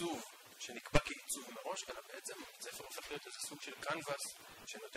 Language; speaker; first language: Hebrew; native; Hebrew